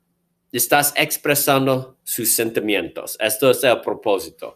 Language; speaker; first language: Spanish; non-native, fluent; English